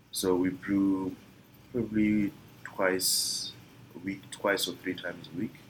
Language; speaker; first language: English; non-native, local second language; Shona